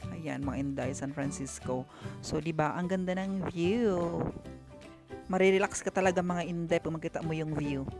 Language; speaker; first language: Filipino; non-native, local second language; Cebuano